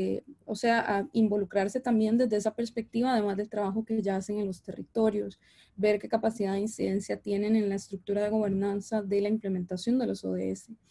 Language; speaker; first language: Spanish; native; Spanish